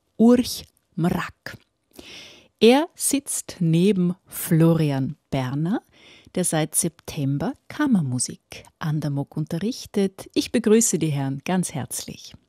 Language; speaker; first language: German; native; German